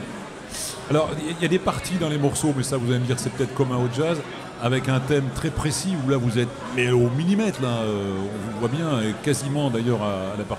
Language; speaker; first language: French; native; French